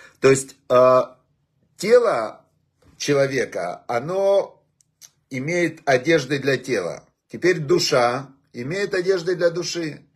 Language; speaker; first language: Russian; native; Russian